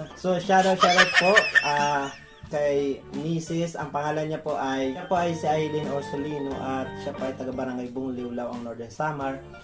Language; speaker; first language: Filipino; non-native, local second language; Waray